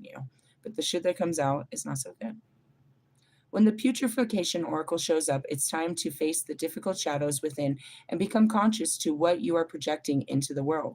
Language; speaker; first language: English; native; English